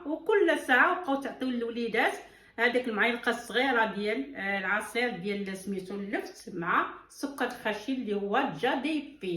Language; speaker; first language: Arabic; native; Arabic